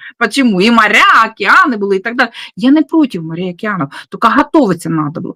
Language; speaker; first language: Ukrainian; non-native, local second language; Russian